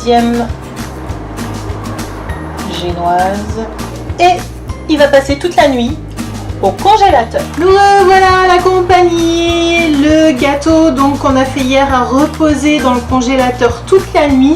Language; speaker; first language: French; native; French